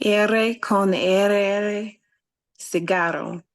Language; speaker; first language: Spanish; non-native, learner; English